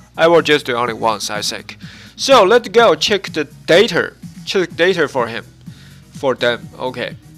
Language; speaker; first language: English; non-native, learner; Japanese